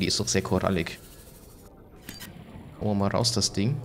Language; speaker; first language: German; native; German